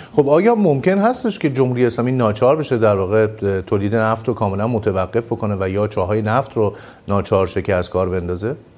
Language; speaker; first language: Persian; native; Persian